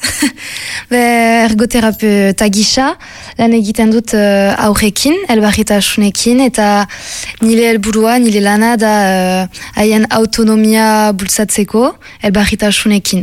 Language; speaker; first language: Basque; non-native, local second language; French